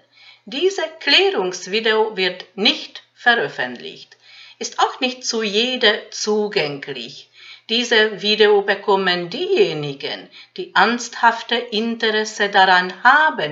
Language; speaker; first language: German; non-native, fluent; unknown